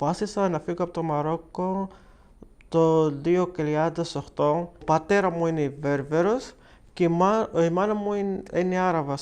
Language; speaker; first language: Greek; non-native, learner; Arabic